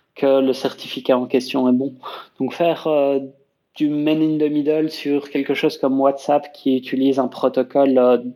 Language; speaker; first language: French; native; French